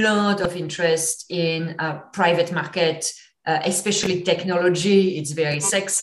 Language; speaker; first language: English; non-native, fluent; French